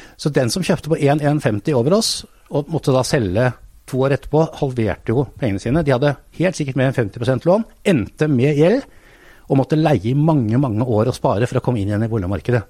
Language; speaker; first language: Norwegian; native; Norwegian